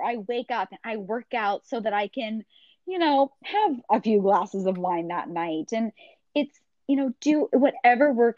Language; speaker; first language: English; native; English